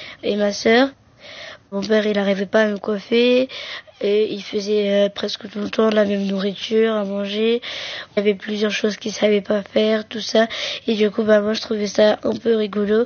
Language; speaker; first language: French; early bilingual, other home language; Arabic